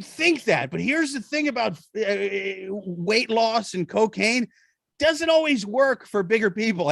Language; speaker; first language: English; native; English